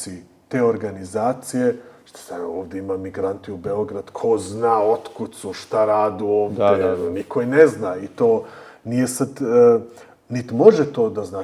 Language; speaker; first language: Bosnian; early bilingual, heritage; Bosnian